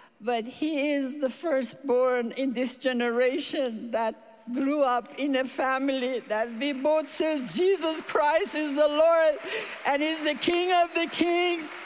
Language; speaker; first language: English; non-native, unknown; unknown